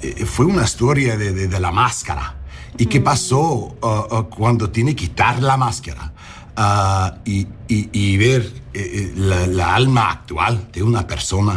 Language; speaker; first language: Spanish; non-native, learner; English